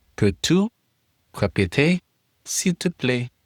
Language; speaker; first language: French; non-native, learner; English